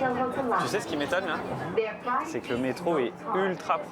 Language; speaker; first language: French; native; French